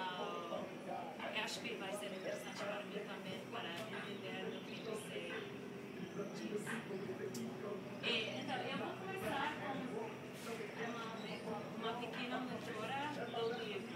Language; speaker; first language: Portuguese; non-native, learner; English